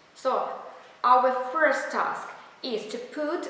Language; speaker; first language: English; non-native, fluent; Russian